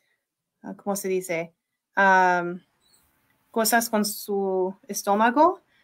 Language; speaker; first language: Spanish; non-native, learner; English